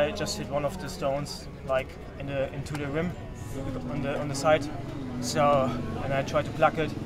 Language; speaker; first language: English; non-native, fluent; German